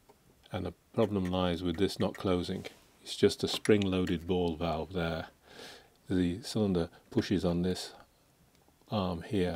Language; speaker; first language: English; native; English